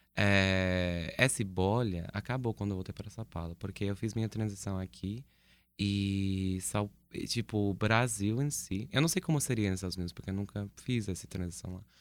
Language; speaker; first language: Portuguese; non-native, fluent; English